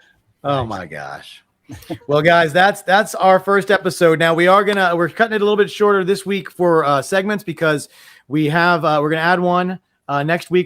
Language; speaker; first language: English; native; English